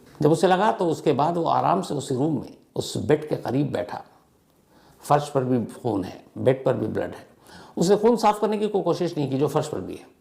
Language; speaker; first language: Hindi; native; Hindi